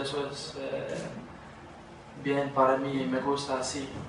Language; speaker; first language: Spanish; non-native, learner; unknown